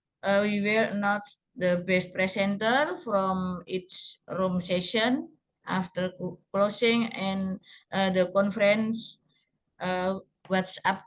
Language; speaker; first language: English; non-native, learner; Indonesian